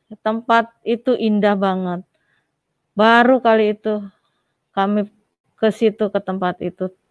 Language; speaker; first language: Indonesian; native; Indonesian